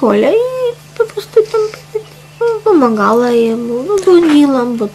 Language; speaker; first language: Polish; non-native, fluent; Russian